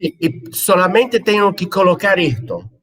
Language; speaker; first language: Spanish; non-native, fluent; Portuguese